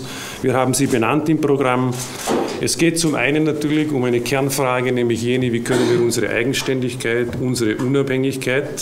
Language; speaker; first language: German; native; German